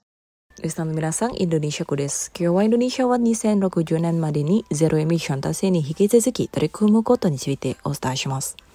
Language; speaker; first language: Japanese; non-native, fluent; Indonesian